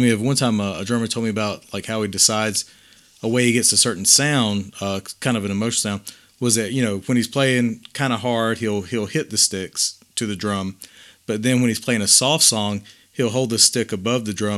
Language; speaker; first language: English; native; English